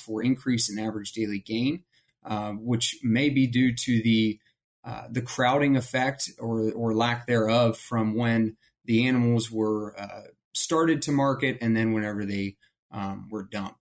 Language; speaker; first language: English; native; English